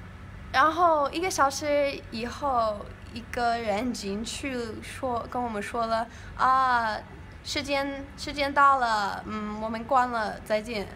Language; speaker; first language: Chinese; non-native, learner; English